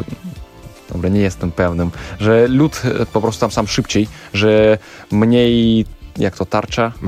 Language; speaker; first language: Polish; non-native, learner; Russian